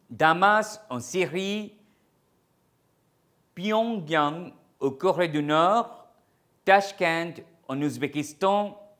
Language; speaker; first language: French; non-native, fluent; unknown